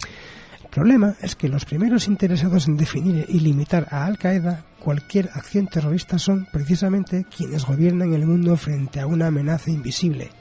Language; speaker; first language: Spanish; native; Spanish